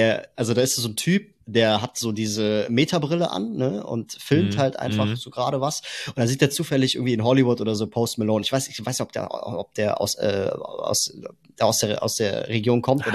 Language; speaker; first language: German; native; German